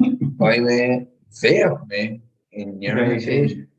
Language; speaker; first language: Irish; non-native, learner; English